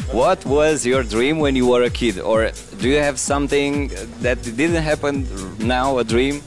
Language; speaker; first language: English; non-native, fluent; Romanian